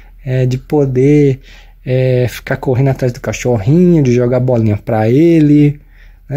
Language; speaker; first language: Portuguese; native; Portuguese